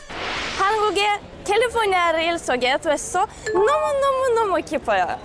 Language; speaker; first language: Korean; non-native, learner; English